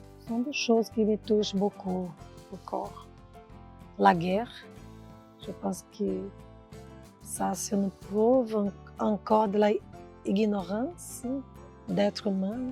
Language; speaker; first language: French; non-native, fluent; Portuguese